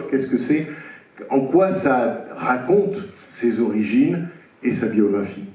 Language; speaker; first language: French; native; French